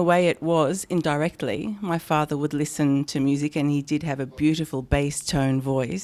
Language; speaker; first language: English; native; English